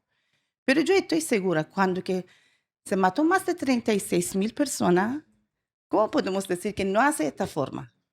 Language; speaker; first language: Spanish; non-native, learner; Persian